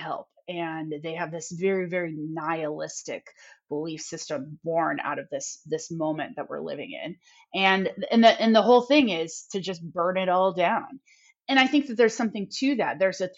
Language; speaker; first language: English; native; English